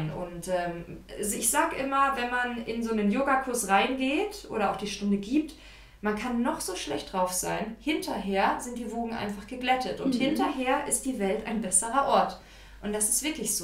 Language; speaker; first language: German; native; German